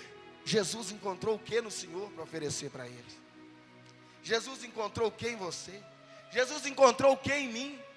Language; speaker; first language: Portuguese; native; Portuguese